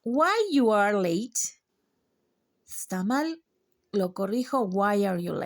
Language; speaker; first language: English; non-native, fluent; Spanish